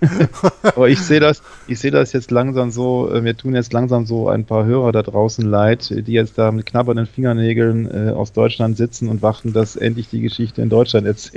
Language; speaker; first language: German; native; German